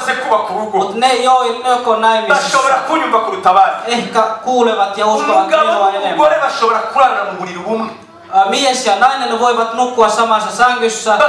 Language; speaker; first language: Finnish; non-native, fluent; Kinyarwanda